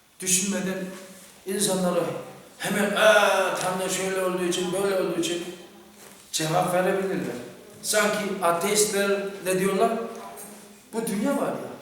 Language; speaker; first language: Turkish; non-native, fluent; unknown